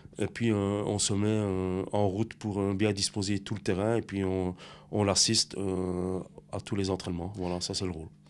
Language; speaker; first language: French; native; French